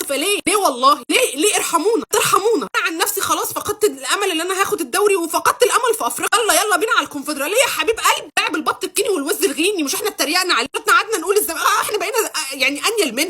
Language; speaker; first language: Arabic; native; Arabic